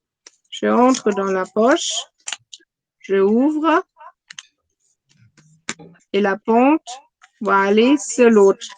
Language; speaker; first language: French; non-native, fluent; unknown